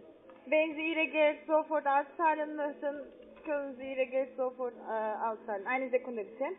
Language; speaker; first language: German; non-native, learner; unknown